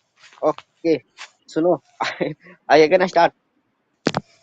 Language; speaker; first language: English; non-native, learner; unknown